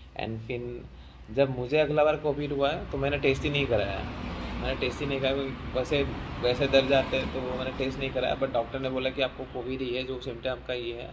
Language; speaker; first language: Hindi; non-native, local second language; Assamese